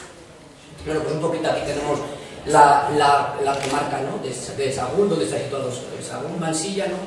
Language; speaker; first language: Spanish; native; Spanish